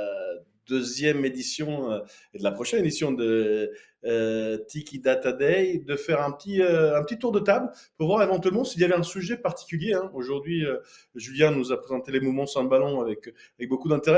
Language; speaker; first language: French; native; French